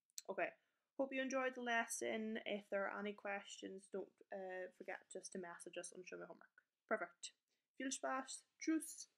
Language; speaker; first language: English; native; English